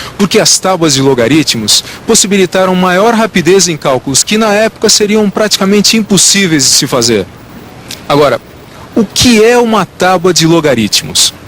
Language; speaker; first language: Portuguese; native; Portuguese